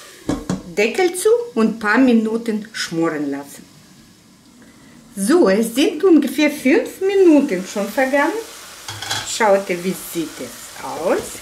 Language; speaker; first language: German; non-native, fluent; Russian